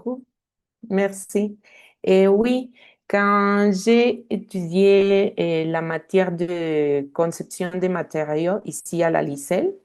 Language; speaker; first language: French; non-native, fluent; Spanish